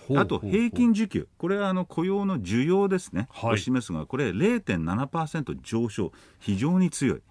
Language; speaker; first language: Japanese; non-native, fluent; English